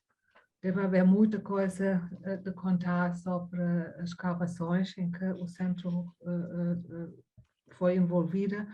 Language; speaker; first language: Portuguese; non-native, fluent; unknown